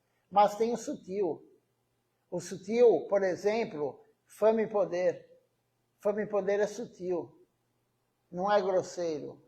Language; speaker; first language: Portuguese; native; Portuguese